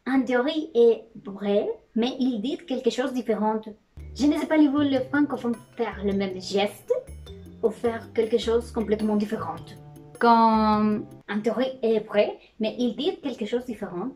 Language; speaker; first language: French; non-native, learner; Spanish